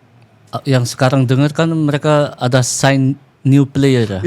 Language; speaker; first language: Indonesian; early bilingual, heritage; Dutch